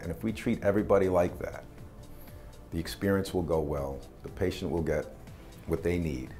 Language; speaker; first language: English; native; English